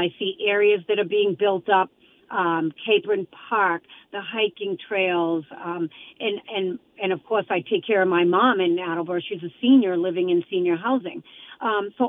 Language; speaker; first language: English; native; English